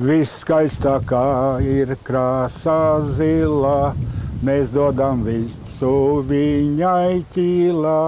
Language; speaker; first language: Latvian; native; Latvian